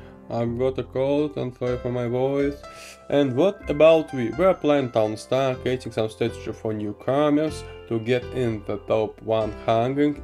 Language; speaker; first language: English; non-native, learner; Russian